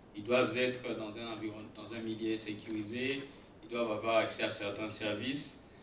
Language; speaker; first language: French; non-native, local second language; Swahili